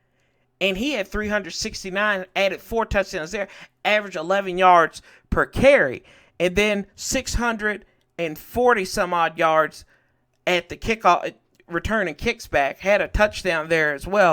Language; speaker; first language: English; native; English